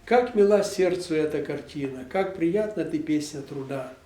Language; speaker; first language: Russian; non-native, local second language; Ukrainian